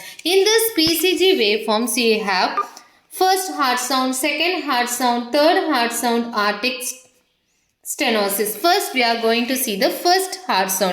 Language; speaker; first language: English; non-native, local second language; Tamil